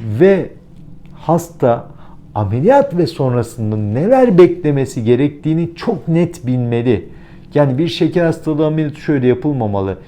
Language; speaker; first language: Turkish; native; Turkish